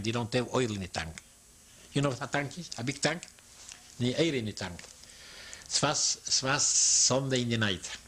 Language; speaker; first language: English; non-native, learner; Yiddish